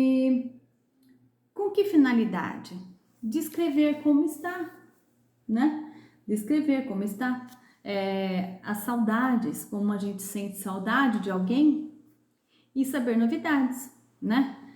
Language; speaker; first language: Portuguese; native; Portuguese